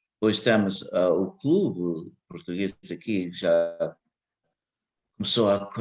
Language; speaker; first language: Portuguese; early bilingual, heritage; English